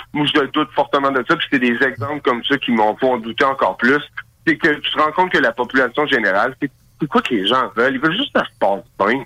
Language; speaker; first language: French; native; French